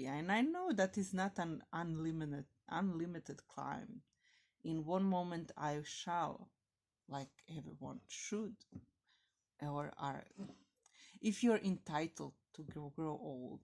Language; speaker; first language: English; non-native, fluent; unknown